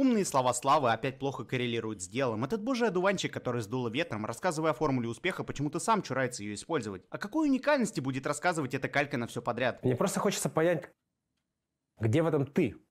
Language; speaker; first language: Russian; native; Russian